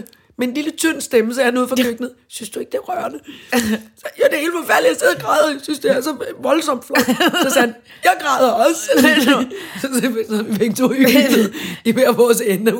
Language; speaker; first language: Danish; native; Danish